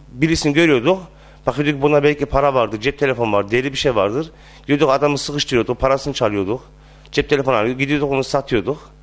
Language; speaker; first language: Turkish; early bilingual, heritage; Turkish